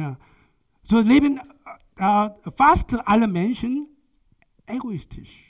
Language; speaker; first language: German; non-native, learner; Korean